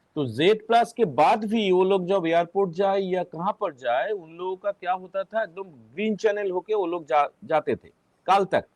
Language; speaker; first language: Hindi; non-native, local second language; Bangla